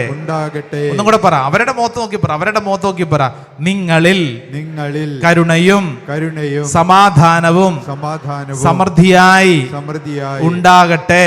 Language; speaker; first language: Malayalam; native; Malayalam